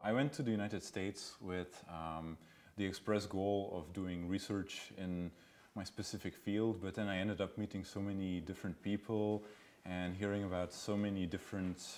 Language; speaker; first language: English; non-native, fluent; Dutch